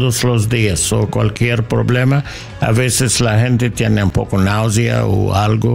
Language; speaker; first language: Spanish; non-native, learner; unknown